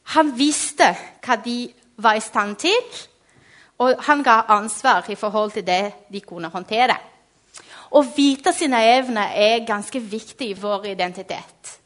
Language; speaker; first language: Norwegian; non-native, fluent; Portuguese